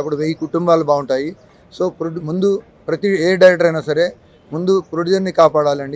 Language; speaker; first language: Telugu; native; Telugu